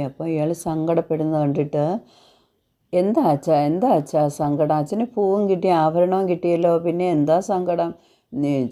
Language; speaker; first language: Malayalam; native; Malayalam